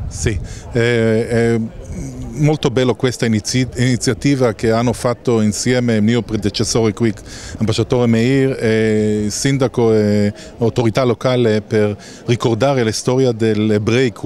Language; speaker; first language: Italian; non-native, learner; Hebrew